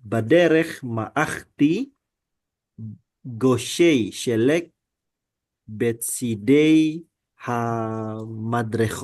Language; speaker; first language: Hebrew; non-native, learner; Indonesian